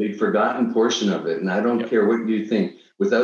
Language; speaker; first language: English; native; English